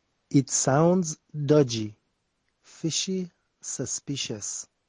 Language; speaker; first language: English; non-native, fluent; Persian